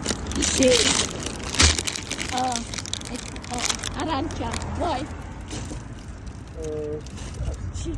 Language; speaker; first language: Italian; non-native, learner; Filipino